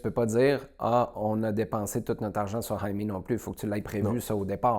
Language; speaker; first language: French; native; French